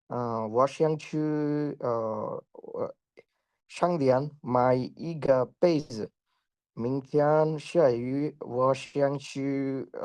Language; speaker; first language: Chinese; non-native, learner; Bangla